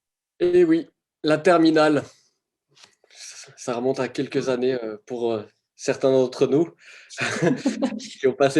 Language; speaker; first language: French; native; French